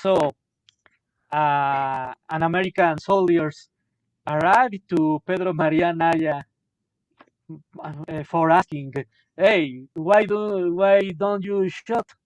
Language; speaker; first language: English; non-native, learner; Spanish